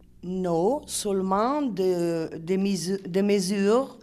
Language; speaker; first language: French; non-native, learner; Italian